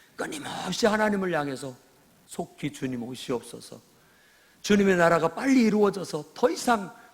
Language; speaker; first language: Korean; native; Korean